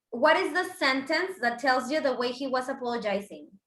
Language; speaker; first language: English; non-native, fluent; Spanish